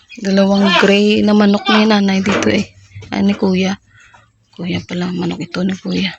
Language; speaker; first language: Filipino; non-native, local second language; Cebuano